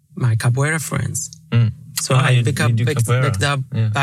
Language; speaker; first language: English; non-native, fluent; Arabic